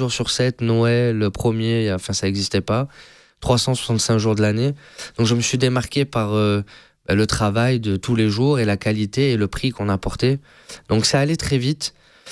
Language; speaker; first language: French; native; French